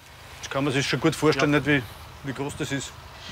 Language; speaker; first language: German; native; German